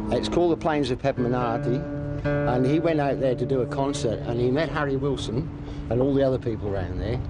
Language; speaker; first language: English; native; English